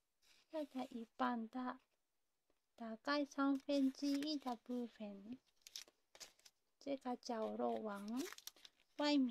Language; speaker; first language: Chinese; non-native, learner; Japanese